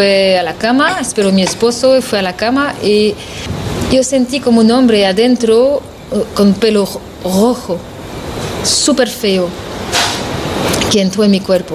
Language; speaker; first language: Spanish; non-native, learner; French